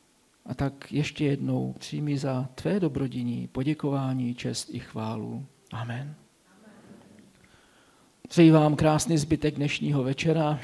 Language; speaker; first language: Czech; native; Czech